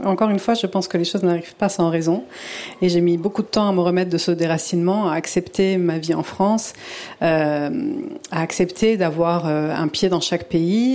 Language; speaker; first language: French; early bilingual, other home language; Italian